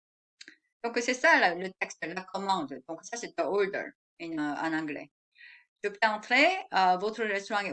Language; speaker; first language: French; non-native, fluent; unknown